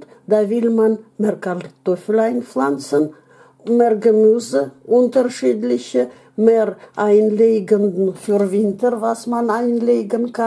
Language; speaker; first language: German; non-native, fluent; Russian